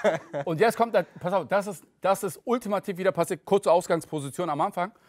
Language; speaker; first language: German; early bilingual, other home language; Turkish